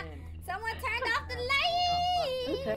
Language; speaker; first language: English; native; English